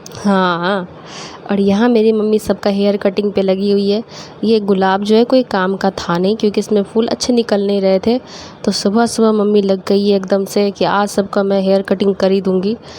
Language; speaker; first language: Hindi; native; Hindi